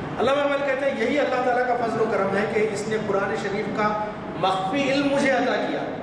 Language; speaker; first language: Urdu; native; Urdu